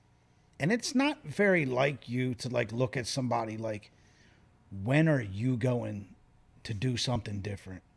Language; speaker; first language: English; native; English